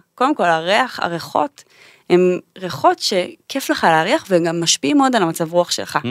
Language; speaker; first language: Hebrew; native; Hebrew